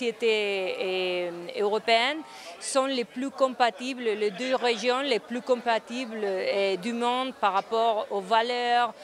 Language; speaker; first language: French; non-native, fluent; Spanish